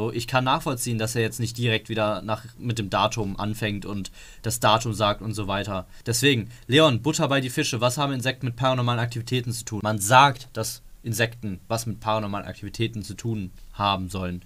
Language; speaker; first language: German; native; German